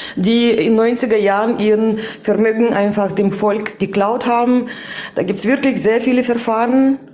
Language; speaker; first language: German; non-native, fluent; Russian